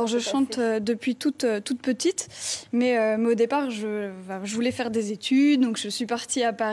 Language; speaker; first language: French; native; French